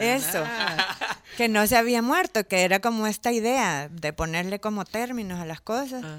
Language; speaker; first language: Spanish; native; Spanish